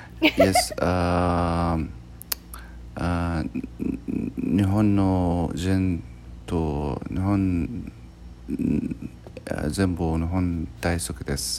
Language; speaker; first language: Japanese; non-native, learner; Arabic